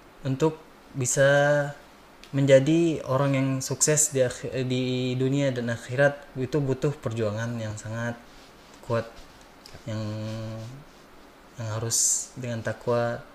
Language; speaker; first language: Indonesian; native; Indonesian